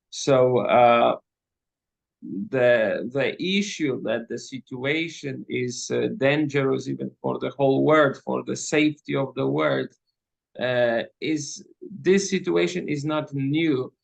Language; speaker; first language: English; non-native, fluent; Polish